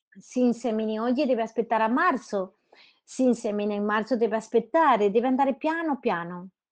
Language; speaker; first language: Italian; non-native, fluent; Spanish